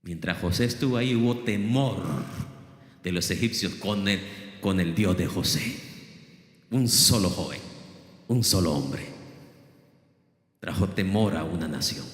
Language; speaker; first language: Spanish; native; Spanish